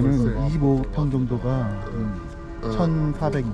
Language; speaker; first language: Korean; native; Korean